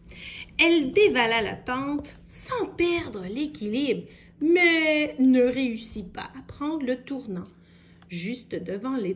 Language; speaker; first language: French; native; French